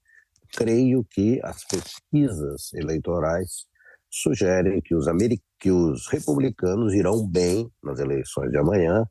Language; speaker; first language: Portuguese; native; Portuguese